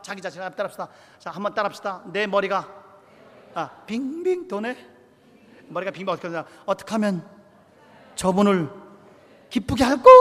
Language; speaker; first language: Korean; native; Korean